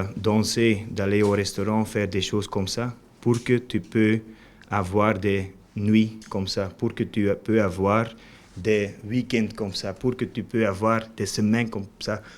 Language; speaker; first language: French; non-native, learner; Dutch